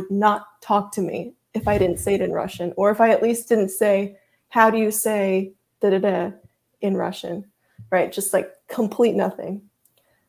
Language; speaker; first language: English; early bilingual, other home language; Russian